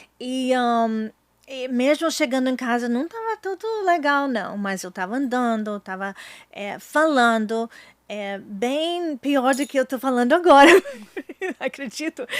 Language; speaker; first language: Portuguese; non-native, fluent; English